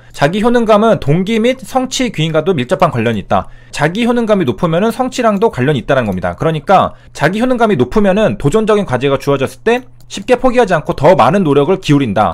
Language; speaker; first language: Korean; native; Korean